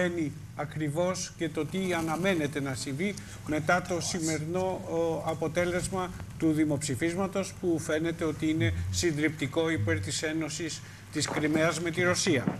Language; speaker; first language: Greek; native; Greek